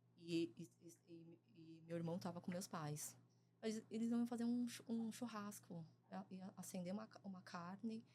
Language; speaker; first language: Portuguese; early bilingual, other home language; Chinese